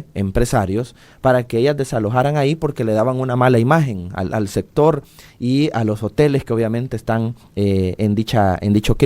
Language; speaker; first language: Spanish; native; Spanish